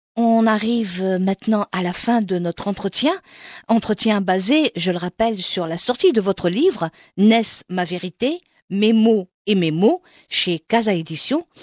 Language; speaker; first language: French; non-native, local second language; Arabic